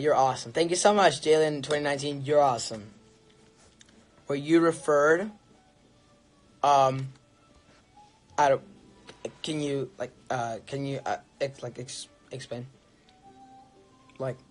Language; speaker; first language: English; early bilingual, other home language; Spanish